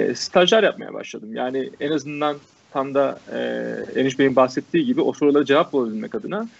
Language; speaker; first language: Turkish; native; Turkish